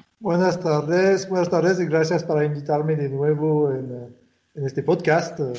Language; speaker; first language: Spanish; non-native, fluent; French